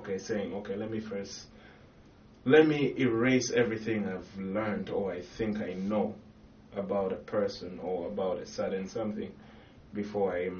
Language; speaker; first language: English; non-native, local second language; Ganda